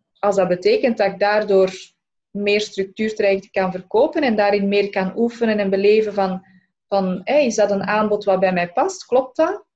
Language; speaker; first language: Dutch; native; Dutch